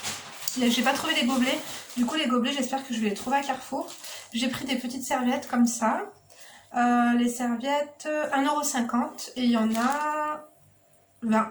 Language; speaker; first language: French; native; French